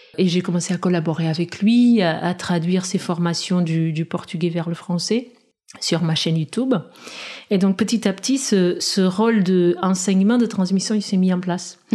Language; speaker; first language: French; non-native, fluent; Portuguese